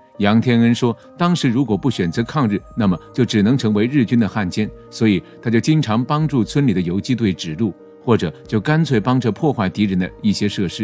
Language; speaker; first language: Chinese; native; Chinese